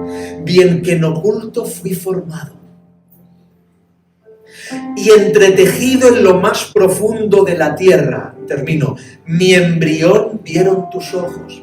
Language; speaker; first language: Spanish; native; Spanish